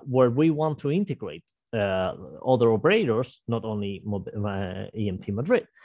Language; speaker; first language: English; non-native, fluent; Spanish